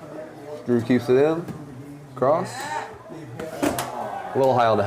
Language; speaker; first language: English; native; English